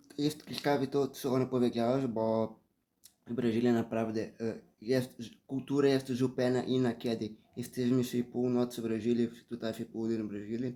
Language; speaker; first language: Polish; early bilingual, heritage; Portuguese